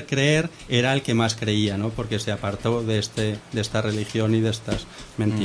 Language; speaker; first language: Spanish; native; Spanish